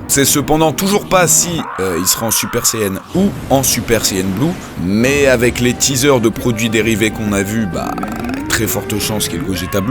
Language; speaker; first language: French; native; French